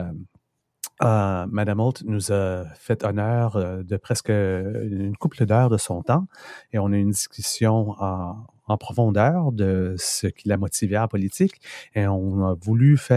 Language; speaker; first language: French; native; French